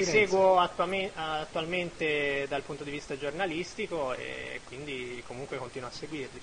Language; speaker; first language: Italian; native; Italian